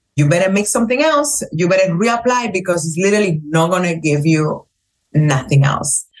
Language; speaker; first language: English; non-native, fluent; Spanish